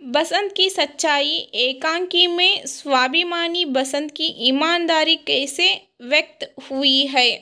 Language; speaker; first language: Hindi; non-native, local second language; Kannada